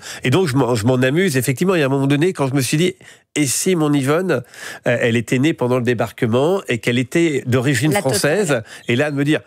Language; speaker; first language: French; native; French